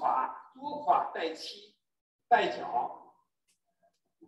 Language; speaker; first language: Chinese; native; Chinese